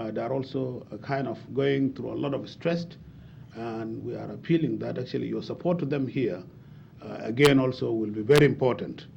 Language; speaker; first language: English; non-native, fluent; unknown